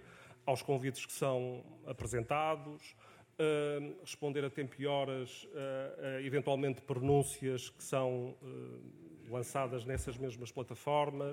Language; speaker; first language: Portuguese; native; Portuguese